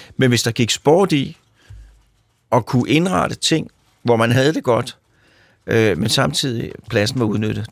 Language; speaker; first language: Danish; native; Danish